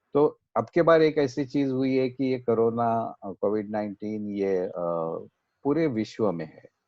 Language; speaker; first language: Hindi; non-native, local second language; Marathi